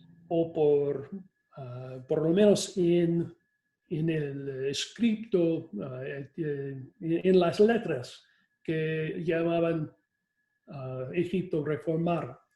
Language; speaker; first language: Spanish; non-native, fluent; English